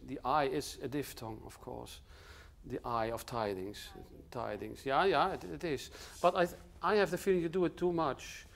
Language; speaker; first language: English; non-native, fluent; Dutch